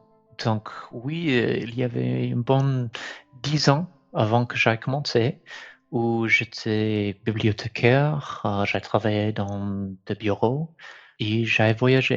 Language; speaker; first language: French; non-native, fluent; English